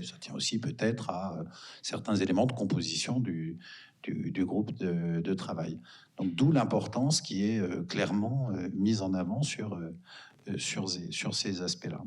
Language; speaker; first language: French; native; French